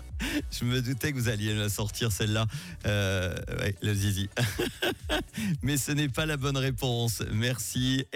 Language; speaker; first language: French; native; French